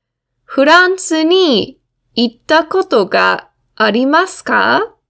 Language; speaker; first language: Japanese; non-native, fluent; English